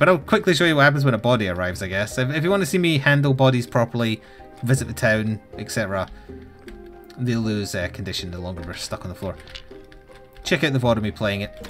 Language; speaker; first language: English; native; English